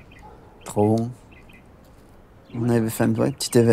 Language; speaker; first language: French; native; French